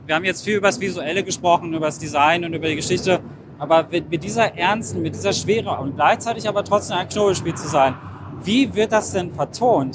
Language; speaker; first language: German; native; German